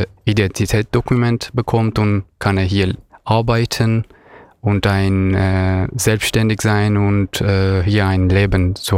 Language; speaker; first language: German; non-native, fluent; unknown